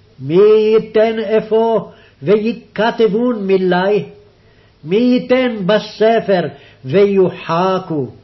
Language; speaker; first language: Hebrew; native; Hebrew